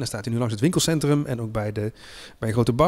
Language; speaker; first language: Dutch; native; Dutch